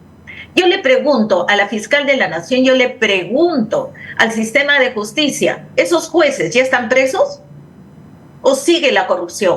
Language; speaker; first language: Spanish; native; Spanish